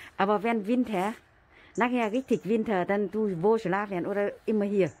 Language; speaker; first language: German; non-native, learner; Vietnamese